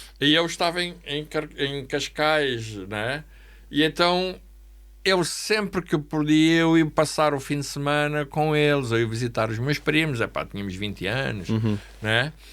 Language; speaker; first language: Portuguese; native; Portuguese